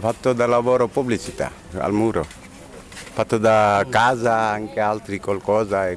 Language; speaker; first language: Italian; non-native, learner; Bangla